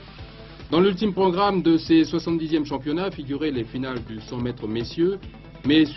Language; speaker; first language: French; native; French